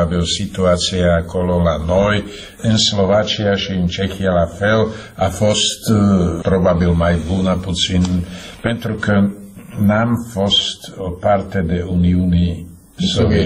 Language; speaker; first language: Romanian; non-native, fluent; Slovak